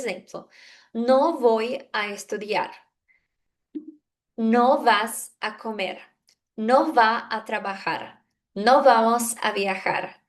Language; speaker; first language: Spanish; non-native, fluent; Portuguese